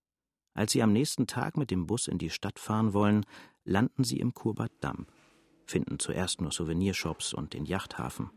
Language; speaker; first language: German; native; German